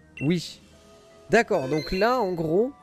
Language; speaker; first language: French; native; French